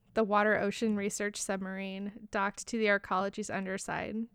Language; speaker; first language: English; native; English